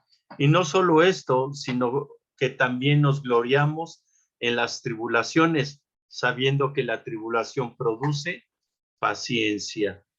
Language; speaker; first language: Spanish; native; Spanish